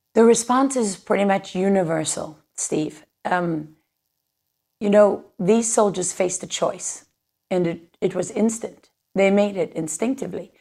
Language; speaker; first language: English; native; English